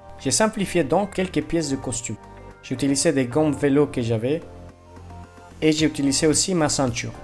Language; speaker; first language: French; non-native, fluent; Spanish